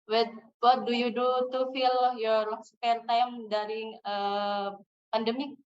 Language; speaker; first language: English; non-native, learner; Indonesian